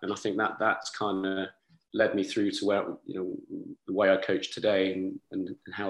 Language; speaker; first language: English; native; English